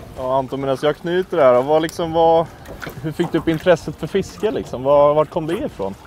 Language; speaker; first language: Swedish; native; Swedish